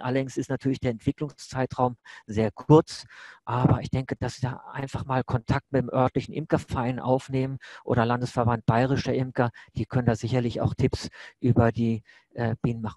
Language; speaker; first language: German; native; German